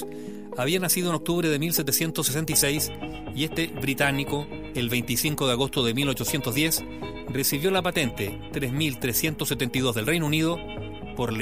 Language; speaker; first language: Spanish; native; Spanish